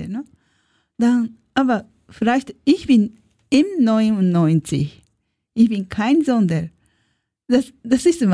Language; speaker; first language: German; non-native, learner; Japanese